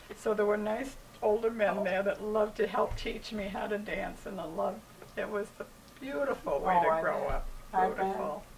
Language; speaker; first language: English; native; English